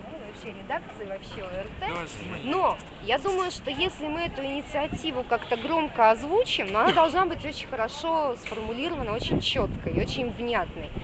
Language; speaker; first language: Russian; native; Russian